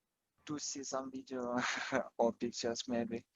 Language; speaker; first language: English; non-native, fluent; Russian